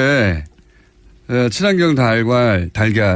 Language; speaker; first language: Korean; native; Korean